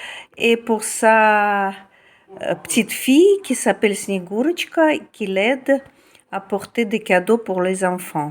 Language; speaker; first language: French; non-native, fluent; Russian